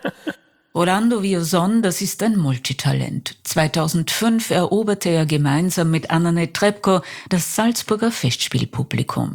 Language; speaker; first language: German; native; German